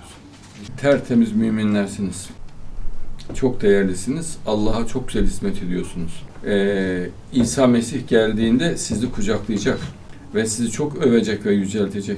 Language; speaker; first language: Turkish; native; Turkish